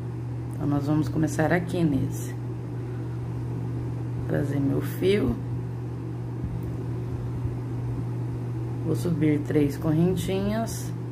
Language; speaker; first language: Portuguese; native; Portuguese